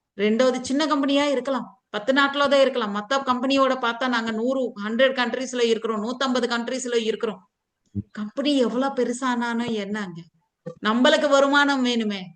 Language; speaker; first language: Tamil; non-native, fluent; Telugu